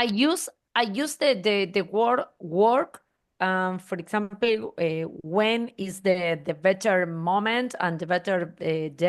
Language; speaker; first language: English; non-native, learner; Spanish